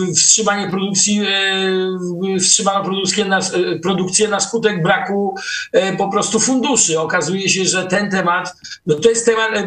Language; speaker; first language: Polish; native; Polish